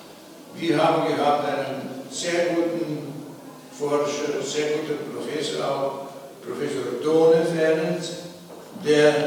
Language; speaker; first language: German; non-native, fluent; Slovenian